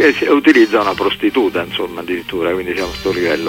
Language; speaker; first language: Italian; native; Italian